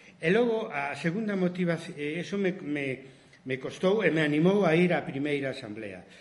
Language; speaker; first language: Galician; non-native, local second language; Spanish